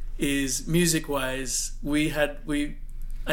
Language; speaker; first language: English; non-native, local second language; Yoruba